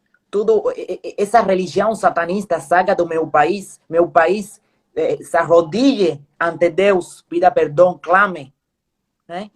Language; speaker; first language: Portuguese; non-native, fluent; Spanish